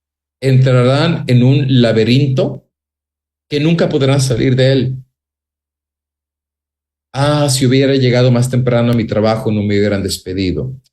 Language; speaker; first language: Spanish; native; Spanish